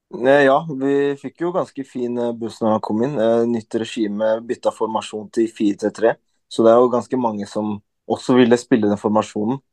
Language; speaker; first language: Norwegian; early bilingual, other home language; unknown